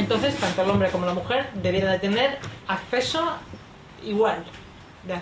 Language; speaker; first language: Spanish; native; Spanish